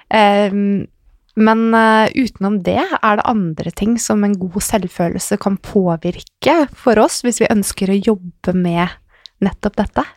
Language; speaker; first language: Norwegian; native; Norwegian